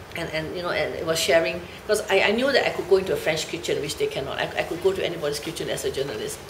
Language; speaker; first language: English; native; English